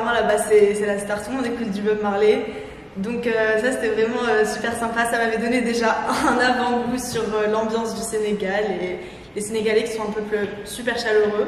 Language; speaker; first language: French; non-native, local second language; Arabic